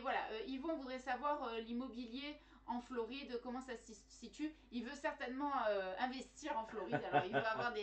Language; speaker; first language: French; native; French